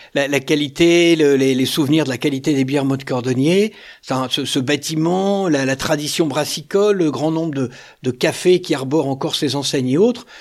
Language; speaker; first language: French; native; French